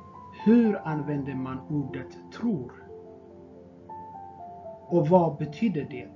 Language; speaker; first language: Swedish; non-native, fluent; Tigrinya